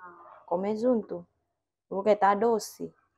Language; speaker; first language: Portuguese; non-native, learner; Vietnamese